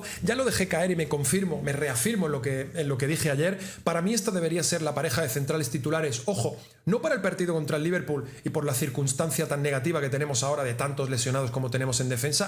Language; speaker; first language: Spanish; native; Spanish